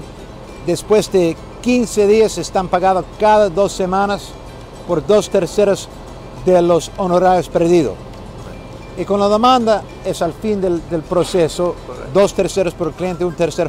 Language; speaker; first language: Spanish; non-native, fluent; English